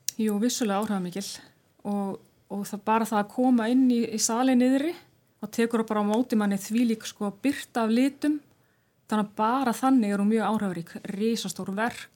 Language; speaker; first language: Icelandic; native; Icelandic